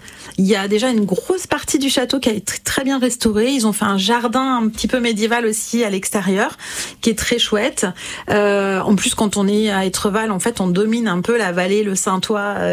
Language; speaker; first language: French; native; French